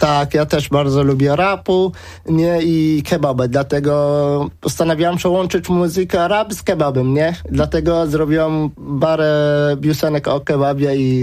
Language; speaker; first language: Polish; early bilingual, other home language; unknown